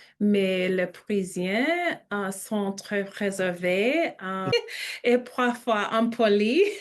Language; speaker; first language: French; non-native, learner; English